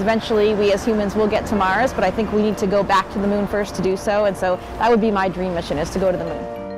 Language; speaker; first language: English; early bilingual, other home language; Swedish